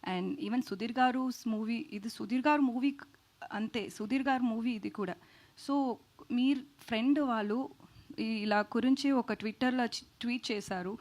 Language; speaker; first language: Telugu; non-native, learner; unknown